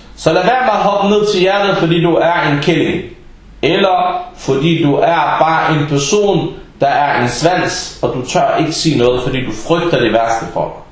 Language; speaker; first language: Danish; early bilingual, other home language; Arabic